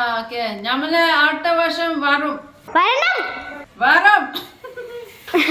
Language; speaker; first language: Malayalam; non-native, learner; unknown